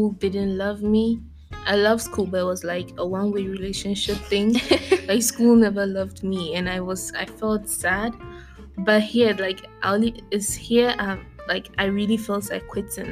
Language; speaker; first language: English; non-native, local second language; Akan